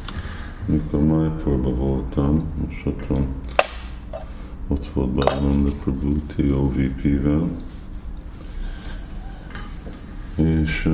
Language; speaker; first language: Hungarian; non-native, fluent; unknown